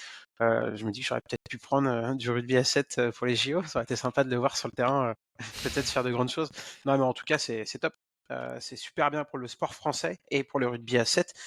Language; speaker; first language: French; native; French